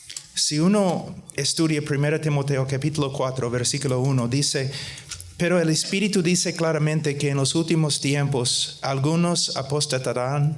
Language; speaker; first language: Spanish; non-native, fluent; English